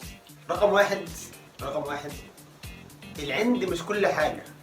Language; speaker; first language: Arabic; native; Arabic